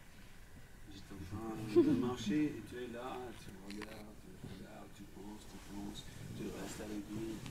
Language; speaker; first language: French; non-native, fluent; English